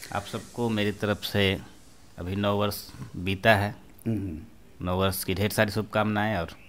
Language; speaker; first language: Hindi; native; Hindi